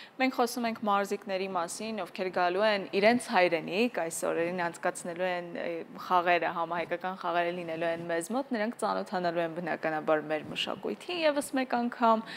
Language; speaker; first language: Armenian; native; Armenian